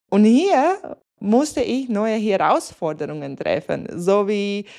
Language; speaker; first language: German; non-native, fluent; Latvian